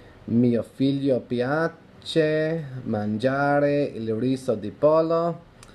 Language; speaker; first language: Italian; non-native, learner; English